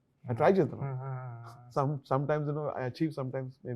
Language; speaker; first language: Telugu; non-native, learner; Tamil